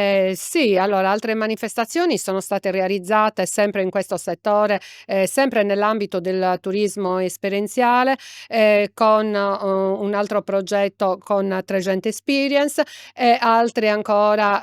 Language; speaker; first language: Italian; native; Italian